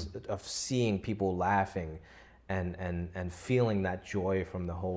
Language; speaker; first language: English; non-native, local second language; Wu Chinese